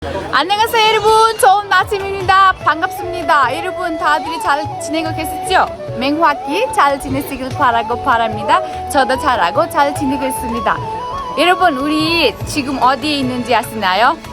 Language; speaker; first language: Korean; non-native, learner; Nepali